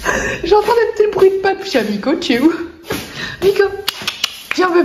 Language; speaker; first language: French; native; French